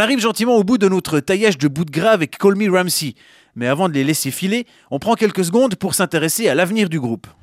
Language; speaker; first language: French; native; French